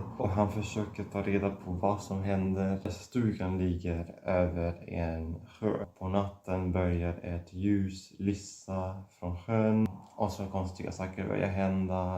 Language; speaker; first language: Swedish; non-native, fluent; Catalan